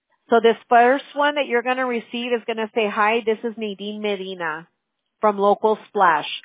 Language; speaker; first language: English; early bilingual, other home language; Spanish